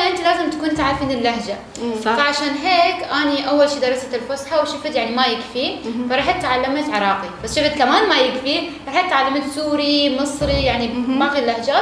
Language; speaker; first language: Arabic; non-native, fluent; Persian